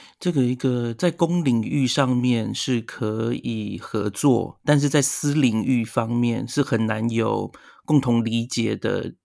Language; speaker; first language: Chinese; native; Chinese